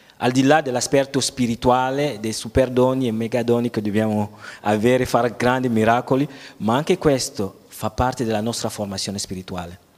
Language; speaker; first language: Italian; non-native, fluent; French